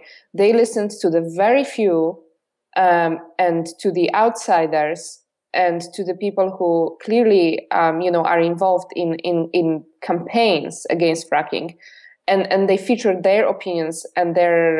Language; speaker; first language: English; non-native, fluent; Polish